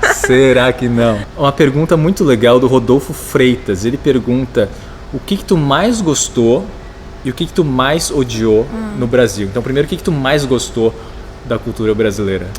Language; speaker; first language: Portuguese; native; Portuguese